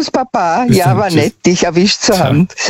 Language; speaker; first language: German; native; German